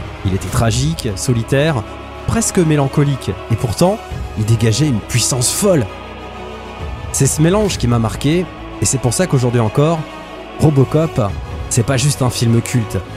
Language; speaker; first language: French; native; French